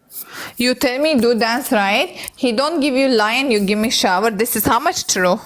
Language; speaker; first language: English; non-native, learner; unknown